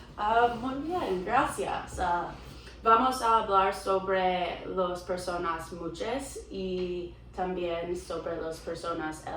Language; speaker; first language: Spanish; non-native, learner; English